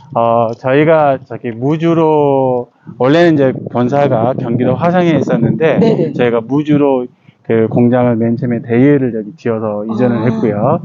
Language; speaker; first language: Korean; native; Korean